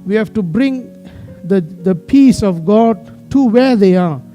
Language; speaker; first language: English; non-native, local second language; Tamil